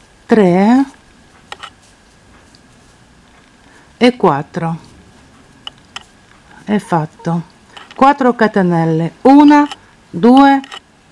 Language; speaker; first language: Italian; non-native, fluent; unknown